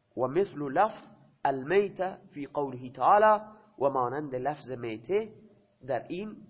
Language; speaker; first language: Persian; non-native, local second language; Baluchi